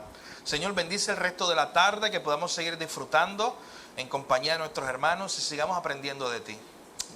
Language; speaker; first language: Spanish; native; Spanish